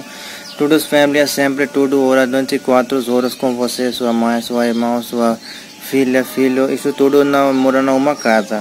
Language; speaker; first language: Portuguese; non-native, learner; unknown